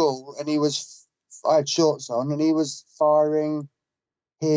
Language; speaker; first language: English; native; English